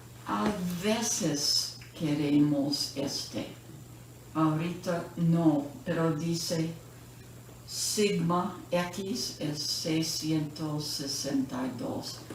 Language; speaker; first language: Spanish; non-native, fluent; English